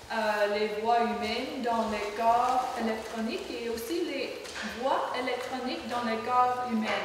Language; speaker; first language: French; non-native, learner; English